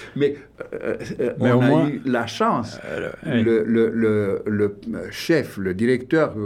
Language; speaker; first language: French; non-native, fluent; Romanian